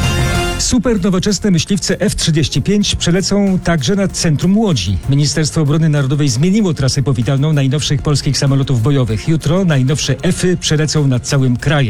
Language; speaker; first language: Polish; native; Polish